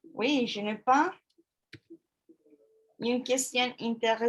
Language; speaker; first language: French; non-native, fluent; Spanish